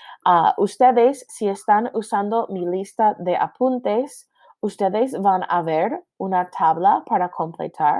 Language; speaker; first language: Spanish; non-native, fluent; English